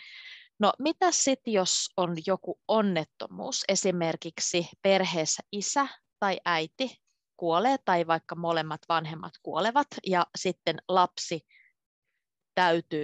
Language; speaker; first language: Finnish; native; Finnish